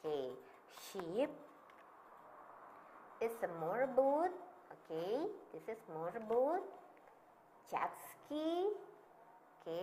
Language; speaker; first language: English; non-native, learner; Indonesian